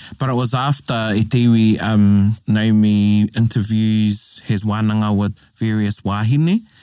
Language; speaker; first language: English; native; English